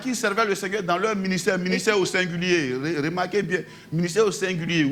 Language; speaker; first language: French; native; French